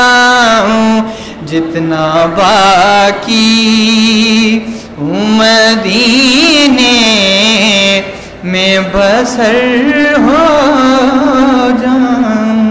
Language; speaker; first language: Urdu; native; Urdu